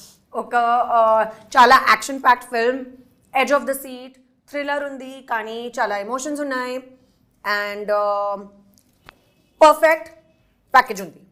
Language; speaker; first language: Telugu; non-native, learner; Hindi